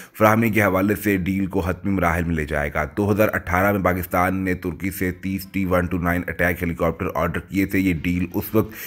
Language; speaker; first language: Urdu; native; Urdu